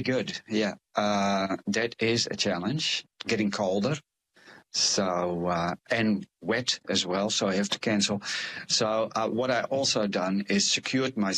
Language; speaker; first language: English; non-native, fluent; Dutch